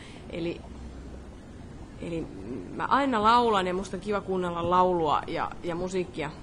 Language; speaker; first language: Finnish; non-native, fluent; Polish